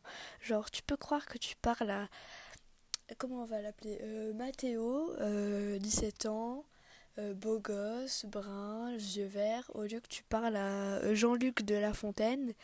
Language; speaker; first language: French; native; French